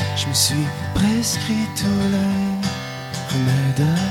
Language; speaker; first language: French; native; French